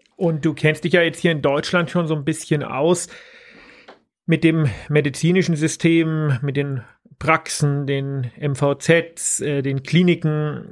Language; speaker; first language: German; native; German